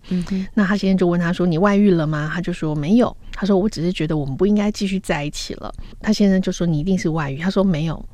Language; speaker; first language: Chinese; native; Chinese